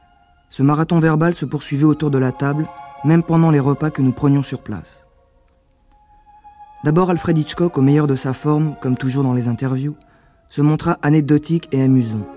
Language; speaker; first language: French; native; French